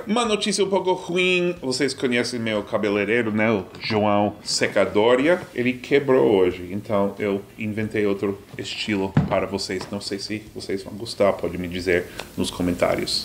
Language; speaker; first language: Portuguese; non-native, fluent; English